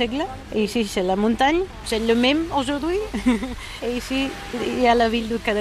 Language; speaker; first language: French; non-native, learner; Catalan